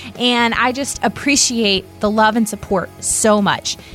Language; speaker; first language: English; native; English